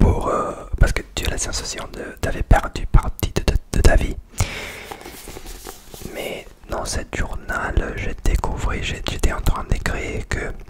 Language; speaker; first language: French; non-native, learner; English